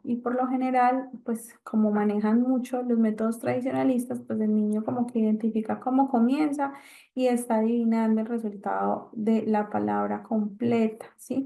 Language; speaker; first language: Spanish; native; Spanish